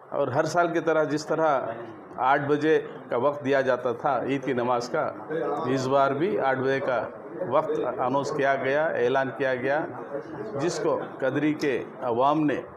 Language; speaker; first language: Urdu; native; Urdu